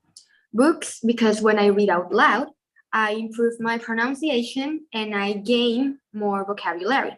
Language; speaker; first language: English; non-native, fluent; Spanish